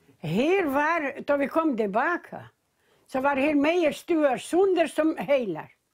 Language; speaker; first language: Swedish; native; Swedish